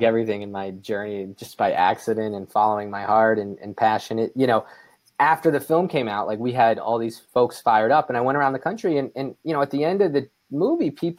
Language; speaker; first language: English; native; English